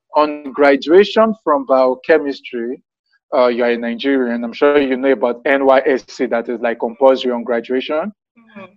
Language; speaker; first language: English; non-native, local second language; Yoruba